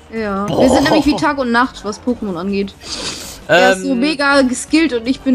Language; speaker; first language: German; native; German